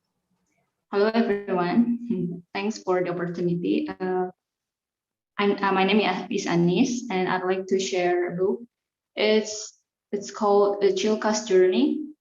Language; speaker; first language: English; non-native, fluent; Indonesian